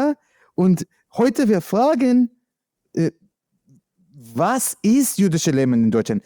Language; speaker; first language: German; non-native, learner; English